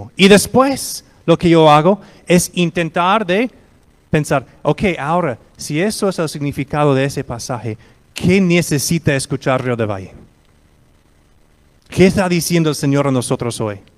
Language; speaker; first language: Spanish; non-native, fluent; English